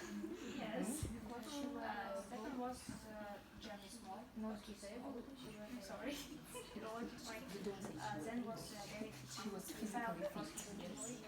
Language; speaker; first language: English; non-native, learner; Ukrainian